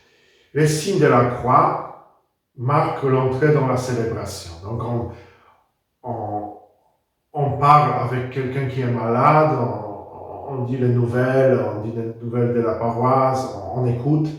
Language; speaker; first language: French; non-native, fluent; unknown